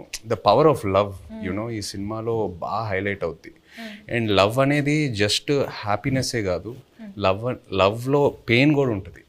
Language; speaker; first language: Telugu; native; Telugu